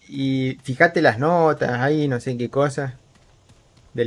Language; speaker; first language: Spanish; native; Spanish